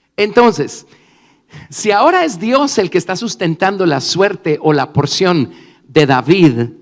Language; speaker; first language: Spanish; native; Spanish